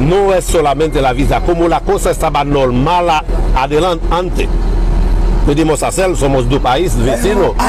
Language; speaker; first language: Spanish; non-native, local second language; Haitian Creole